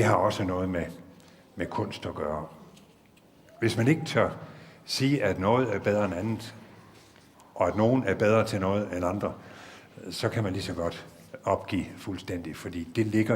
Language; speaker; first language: Danish; native; Danish